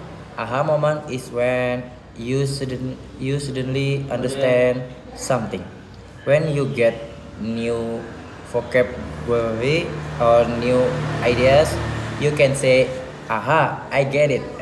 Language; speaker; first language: English; non-native, learner; Indonesian